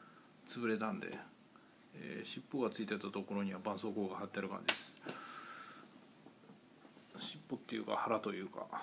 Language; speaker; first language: Japanese; native; Japanese